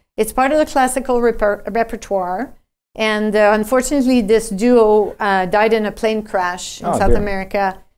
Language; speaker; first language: English; non-native, fluent; French